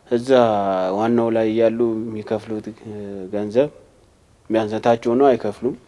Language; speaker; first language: Amharic; non-native, local second language; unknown